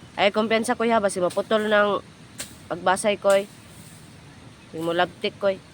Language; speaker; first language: Filipino; non-native, local second language; Cebuano